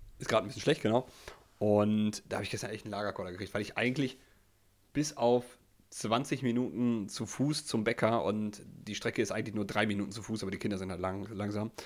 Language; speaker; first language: German; early bilingual, other home language; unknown